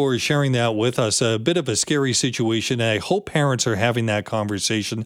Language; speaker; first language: English; native; English